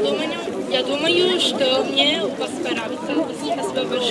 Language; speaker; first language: Russian; non-native, learner; Italian